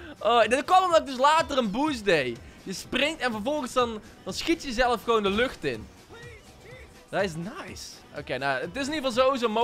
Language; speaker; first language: Dutch; native; Dutch